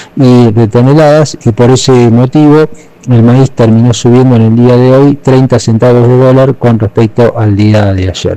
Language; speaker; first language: Spanish; native; Spanish